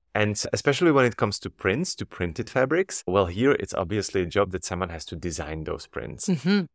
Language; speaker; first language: English; non-native, fluent; Slovak